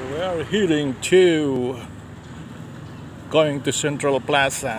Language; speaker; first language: English; non-native, local second language; Filipino